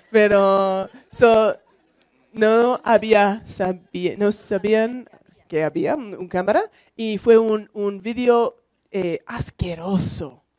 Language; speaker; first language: Spanish; non-native, learner; English